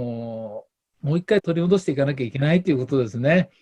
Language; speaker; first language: Japanese; native; Japanese